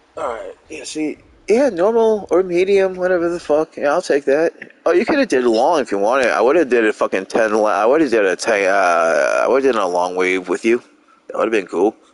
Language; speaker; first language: English; native; English